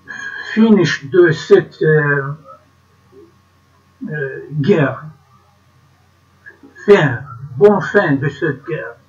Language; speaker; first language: French; non-native, learner; Ukrainian